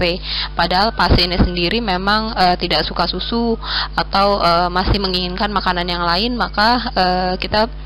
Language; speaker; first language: Indonesian; native; Indonesian